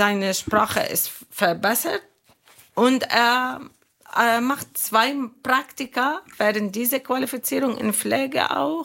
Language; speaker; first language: German; non-native, fluent; Arabic